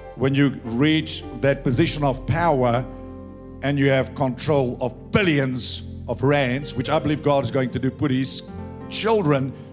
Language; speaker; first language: English; non-native, local second language; Afrikaans